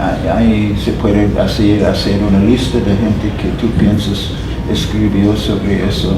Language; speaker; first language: Spanish; non-native, fluent; English